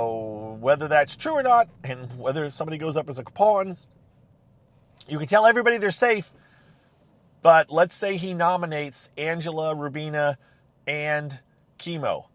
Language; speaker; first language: English; native; English